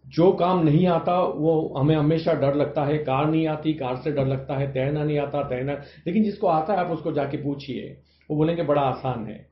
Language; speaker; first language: Hindi; non-native, local second language; Gujarati